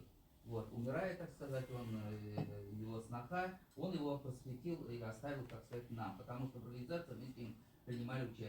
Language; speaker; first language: Russian; native; Russian